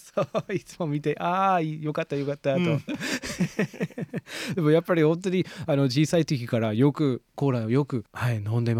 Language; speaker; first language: Japanese; non-native, fluent; English